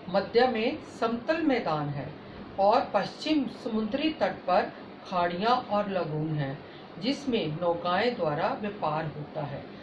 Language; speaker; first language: Hindi; native; Hindi